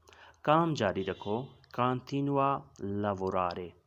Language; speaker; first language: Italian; non-native, learner; Urdu